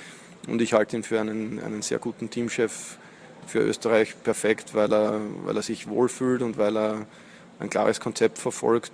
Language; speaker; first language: German; native; German